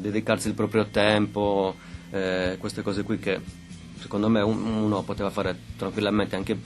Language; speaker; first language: Italian; native; Italian